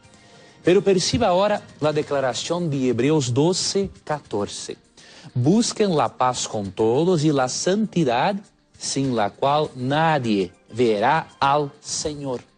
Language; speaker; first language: Spanish; non-native, fluent; Portuguese